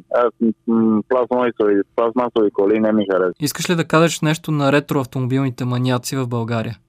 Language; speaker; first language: Bulgarian; non-native, fluent; Spanish